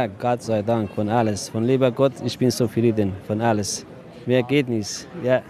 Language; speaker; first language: German; non-native, learner; Persian